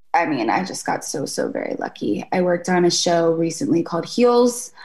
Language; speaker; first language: English; native; English